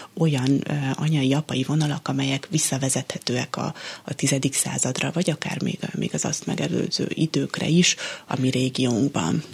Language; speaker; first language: Hungarian; native; Hungarian